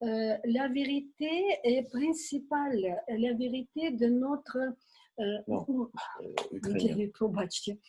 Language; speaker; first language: French; non-native, fluent; Ukrainian